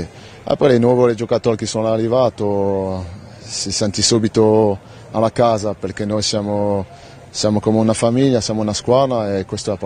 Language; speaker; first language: Italian; non-native, learner; French